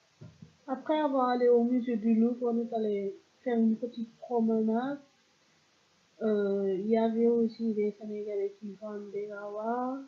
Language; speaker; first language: French; non-native, learner; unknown